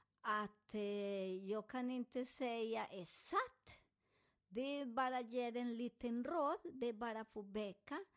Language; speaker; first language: Swedish; non-native, fluent; Spanish